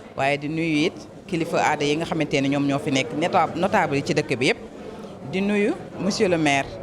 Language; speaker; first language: Wolof; native; Wolof